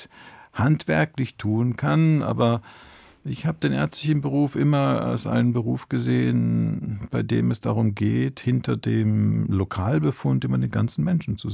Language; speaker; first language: German; early bilingual, other home language; Italian